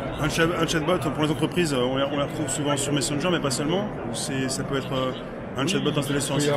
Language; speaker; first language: French; native; French